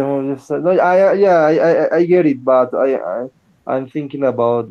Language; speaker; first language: English; non-native, learner; Spanish